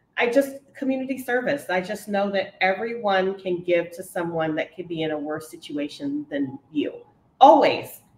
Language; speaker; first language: English; native; English